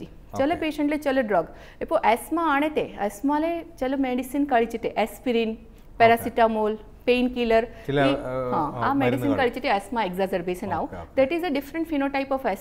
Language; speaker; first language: Malayalam; non-native, fluent; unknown